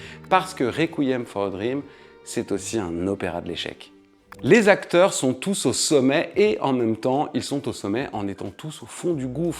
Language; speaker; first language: French; native; French